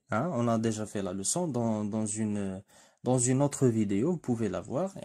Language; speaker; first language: French; non-native, local second language; Arabic